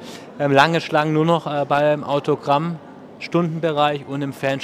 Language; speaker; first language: German; native; German